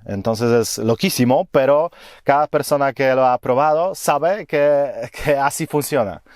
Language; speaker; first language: Spanish; non-native, fluent; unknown